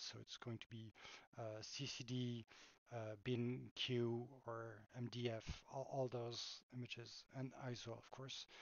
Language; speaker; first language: English; non-native, fluent; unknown